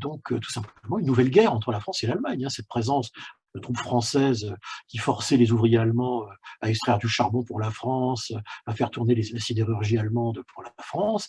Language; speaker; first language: French; native; French